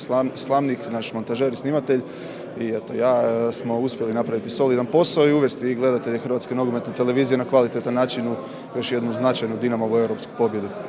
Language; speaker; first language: Croatian; native; Croatian